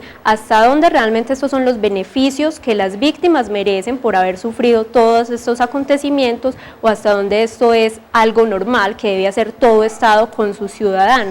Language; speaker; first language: Spanish; native; Spanish